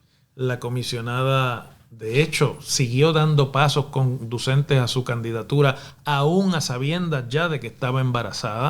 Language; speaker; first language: Spanish; native; Spanish